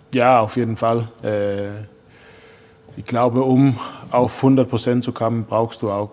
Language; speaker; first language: German; non-native, fluent; Danish